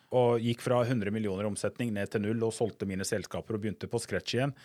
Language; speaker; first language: Norwegian; early bilingual, other home language; Arabic